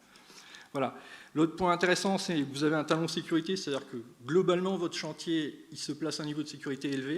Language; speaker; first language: French; native; French